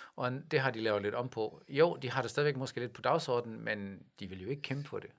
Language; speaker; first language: Danish; non-native, fluent; German